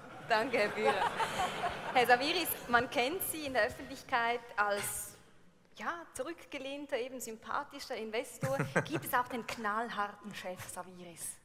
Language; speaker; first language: German; native; German